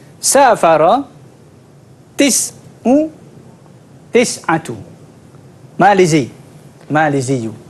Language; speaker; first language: Arabic; non-native, fluent; Malay